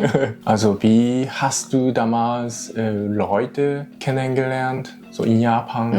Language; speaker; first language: German; non-native, learner; Japanese